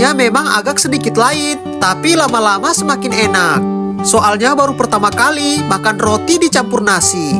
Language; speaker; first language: Indonesian; native; Indonesian